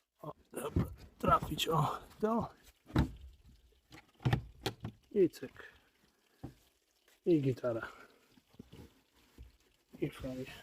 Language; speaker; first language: Polish; native; Polish